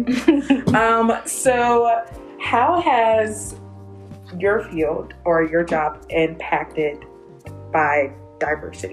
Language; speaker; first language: English; native; English